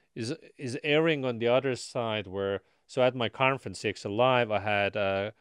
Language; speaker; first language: English; non-native, fluent; Estonian